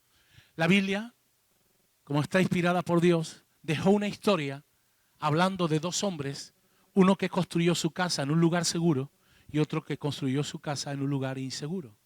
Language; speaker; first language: Spanish; native; Spanish